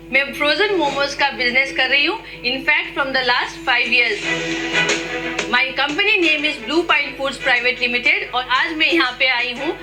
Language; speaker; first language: Hindi; non-native, local second language; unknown